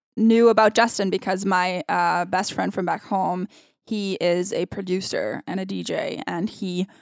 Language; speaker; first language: English; non-native, fluent; Italian